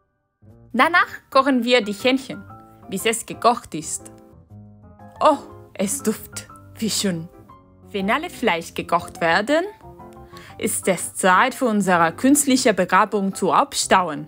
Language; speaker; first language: German; non-native, learner; Spanish